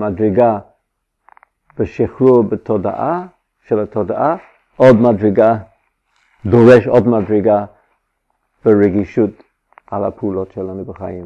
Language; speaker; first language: Hebrew; non-native, fluent; English